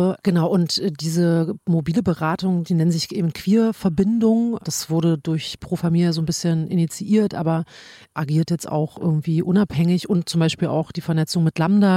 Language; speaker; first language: German; native; German